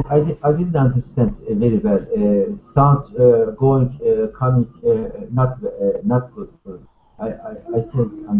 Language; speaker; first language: English; non-native, learner; Turkish